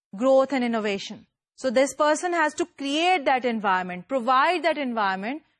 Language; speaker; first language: English; non-native, local second language; Urdu